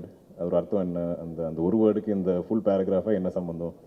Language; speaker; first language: Tamil; non-native, local second language; Malayalam